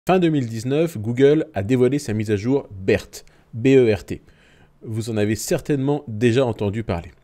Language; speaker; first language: French; native; French